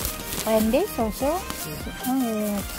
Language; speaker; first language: English; non-native, fluent; Indonesian